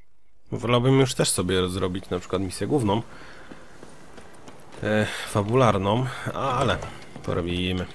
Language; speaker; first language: Polish; native; Polish